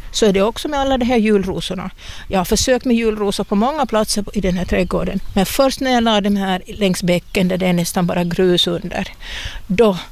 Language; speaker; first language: Swedish; native; Swedish